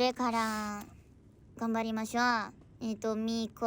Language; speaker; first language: Japanese; non-native, learner; Indonesian